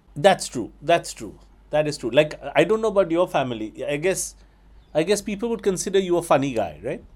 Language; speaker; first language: English; non-native, local second language; Bangla